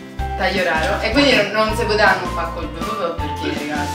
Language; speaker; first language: Italian; native; Italian